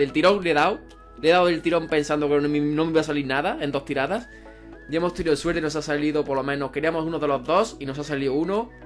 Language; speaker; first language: Spanish; native; Spanish